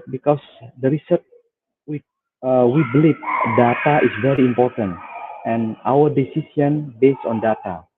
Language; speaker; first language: English; non-native, fluent; Indonesian